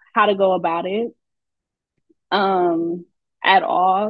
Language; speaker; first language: English; native; English